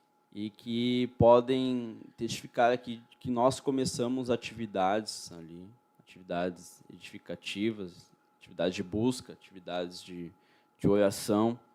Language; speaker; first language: Portuguese; native; Portuguese